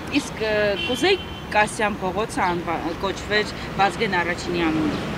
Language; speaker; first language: Armenian; native; Armenian